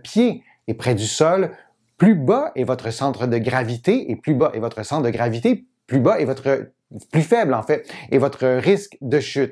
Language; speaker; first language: French; native; French